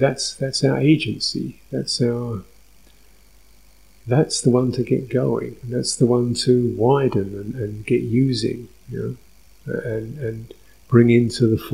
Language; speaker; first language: English; native; English